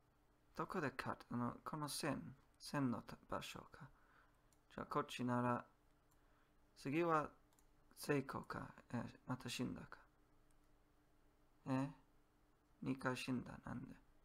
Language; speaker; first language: Japanese; non-native, learner; English